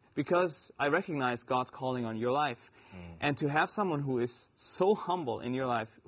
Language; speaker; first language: English; non-native, fluent; German